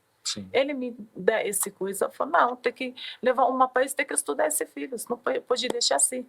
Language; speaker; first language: Portuguese; non-native, learner; Arabic